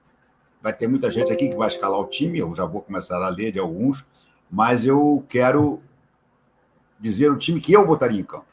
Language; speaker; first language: Portuguese; native; Portuguese